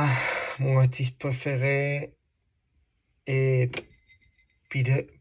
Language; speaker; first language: French; non-native, learner; Spanish